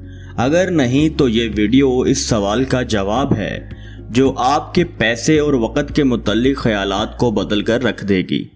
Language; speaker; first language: Urdu; native; Urdu